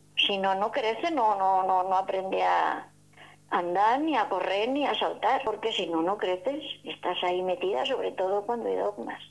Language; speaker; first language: Spanish; native; Spanish